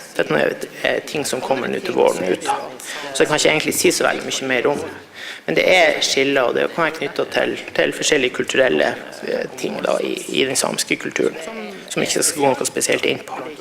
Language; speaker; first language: Norwegian; native; Norwegian